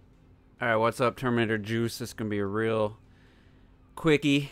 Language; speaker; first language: English; native; English